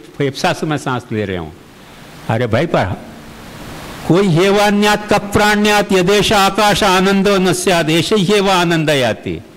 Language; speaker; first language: Hindi; native; Hindi